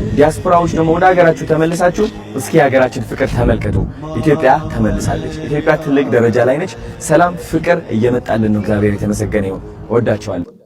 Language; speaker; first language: Amharic; non-native, local second language; Tigrinya